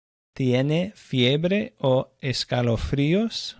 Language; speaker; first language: Spanish; non-native, fluent; English